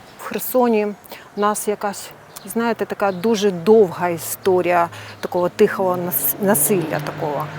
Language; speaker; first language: Ukrainian; non-native, local second language; Russian